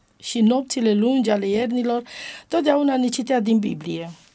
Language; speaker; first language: Romanian; non-native, local second language; Romany